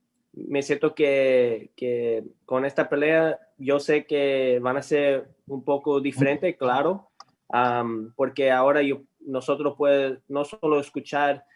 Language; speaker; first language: Spanish; early bilingual, heritage; English